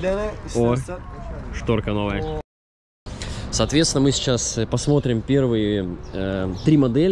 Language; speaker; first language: Russian; native; Russian